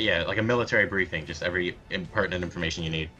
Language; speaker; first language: English; native; English